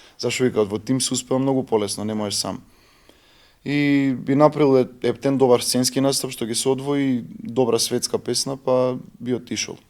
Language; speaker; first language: Macedonian; native; Macedonian